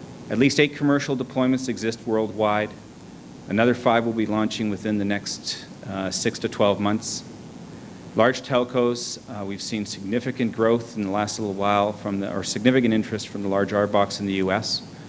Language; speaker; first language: English; native; English